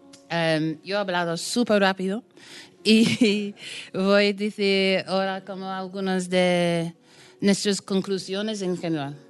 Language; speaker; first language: Spanish; non-native, fluent; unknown